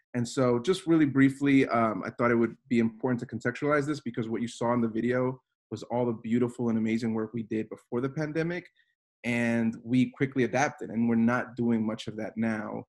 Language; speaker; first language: English; native; English